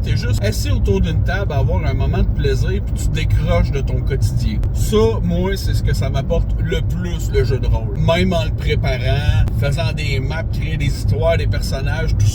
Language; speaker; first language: French; native; French